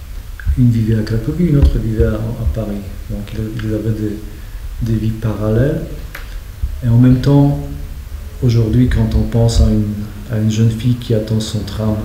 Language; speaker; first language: French; non-native, fluent; Polish